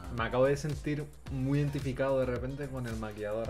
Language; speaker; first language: Spanish; native; Spanish